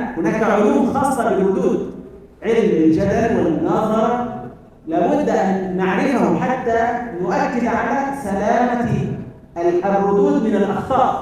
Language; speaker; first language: Arabic; native; Arabic